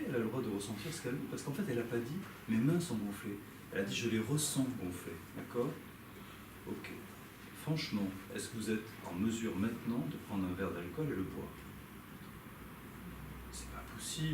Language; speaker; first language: French; native; French